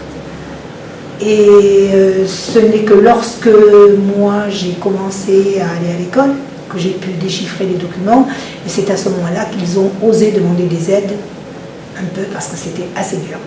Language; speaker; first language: French; early bilingual, other home language; Italian